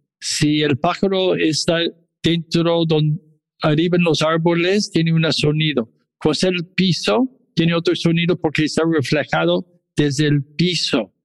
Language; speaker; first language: Spanish; non-native, fluent; English